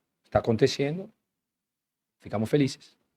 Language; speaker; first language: Portuguese; non-native, learner; Spanish